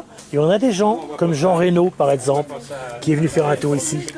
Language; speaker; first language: French; native; French